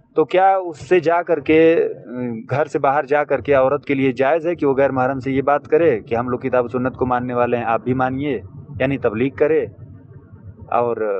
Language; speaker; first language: Hindi; native; Hindi